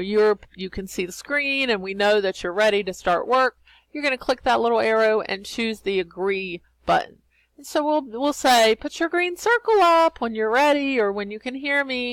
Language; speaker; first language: English; native; English